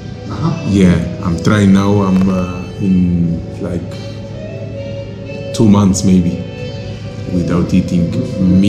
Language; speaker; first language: English; non-native, local second language; Kabuverdianu